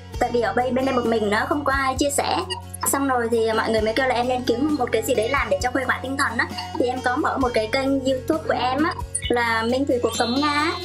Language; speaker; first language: Vietnamese; native; Vietnamese